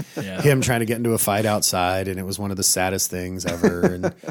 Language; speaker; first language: English; native; English